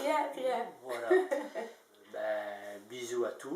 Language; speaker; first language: French; native; French